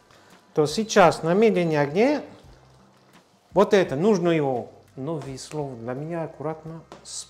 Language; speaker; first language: Russian; non-native, learner; French